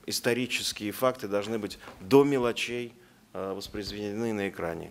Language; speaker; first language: Russian; native; Russian